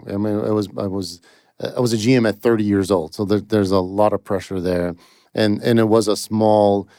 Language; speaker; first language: English; native; English